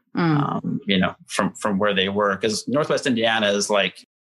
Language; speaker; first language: English; native; English